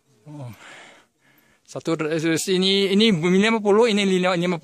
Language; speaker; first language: Indonesian; non-native, learner; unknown